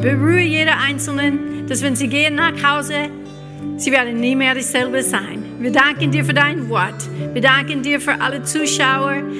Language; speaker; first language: German; non-native, fluent; English